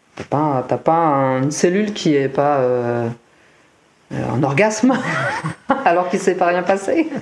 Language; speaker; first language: French; native; French